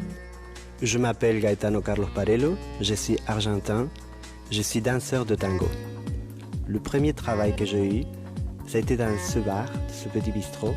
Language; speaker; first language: French; non-native, fluent; Spanish